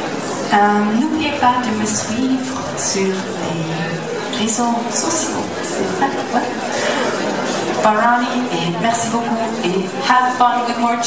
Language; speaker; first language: French; non-native, learner; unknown